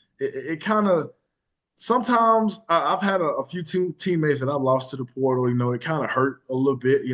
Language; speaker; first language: English; native; English